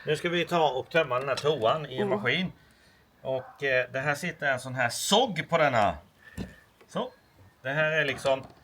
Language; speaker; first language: Swedish; native; Swedish